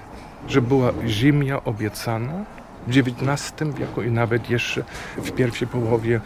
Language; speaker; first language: Polish; non-native, fluent; German